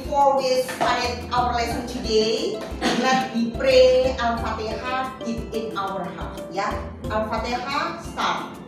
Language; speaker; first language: English; non-native, fluent; Javanese